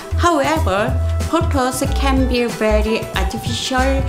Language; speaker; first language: English; non-native, learner; Korean